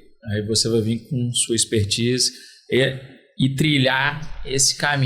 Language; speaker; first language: Portuguese; native; Portuguese